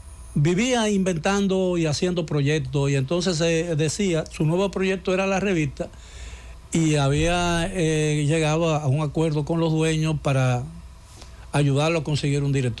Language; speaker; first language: Spanish; native; Spanish